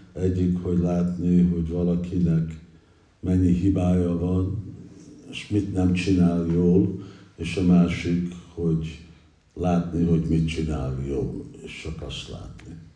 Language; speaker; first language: Hungarian; early bilingual, heritage; English